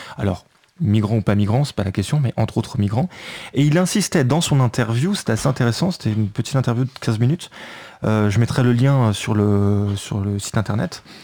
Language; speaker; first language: French; native; French